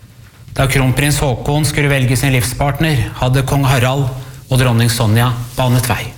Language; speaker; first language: Norwegian; native; Norwegian